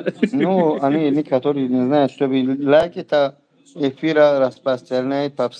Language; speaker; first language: Russian; non-native, learner; Tajik